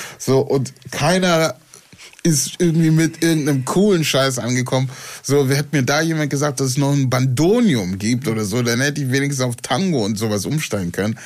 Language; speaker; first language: German; early bilingual, other home language; Ewe